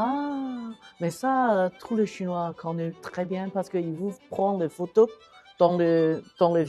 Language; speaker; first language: French; non-native, learner; Chinese